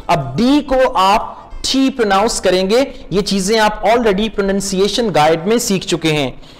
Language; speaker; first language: Urdu; native; Urdu